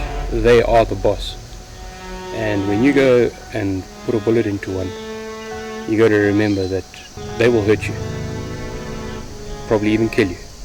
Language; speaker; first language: English; native; English